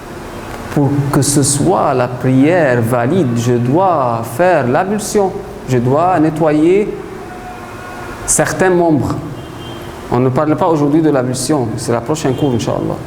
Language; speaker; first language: French; non-native, fluent; Arabic